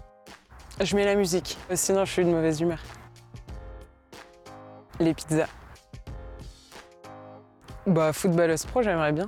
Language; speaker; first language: French; native; French